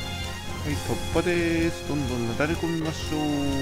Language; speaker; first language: Japanese; native; Japanese